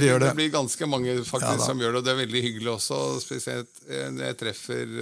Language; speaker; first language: Norwegian; native; Norwegian